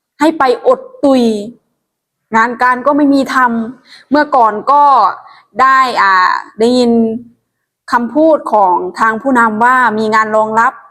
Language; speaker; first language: Thai; non-native, local second language; Lao